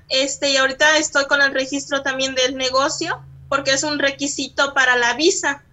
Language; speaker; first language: Spanish; native; Spanish